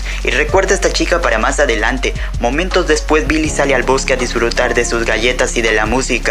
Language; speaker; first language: Spanish; native; Spanish